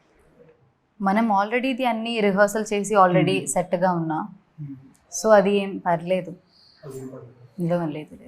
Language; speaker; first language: Telugu; non-native, learner; Malayalam